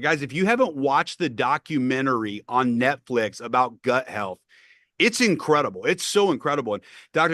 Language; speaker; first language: English; native; English